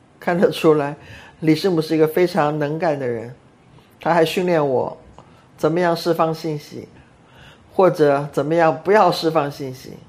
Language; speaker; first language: Chinese; non-native, local second language; Cantonese